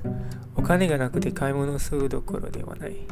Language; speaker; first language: Japanese; non-native, learner; English